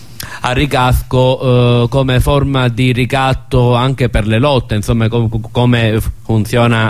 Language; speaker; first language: Italian; native; Italian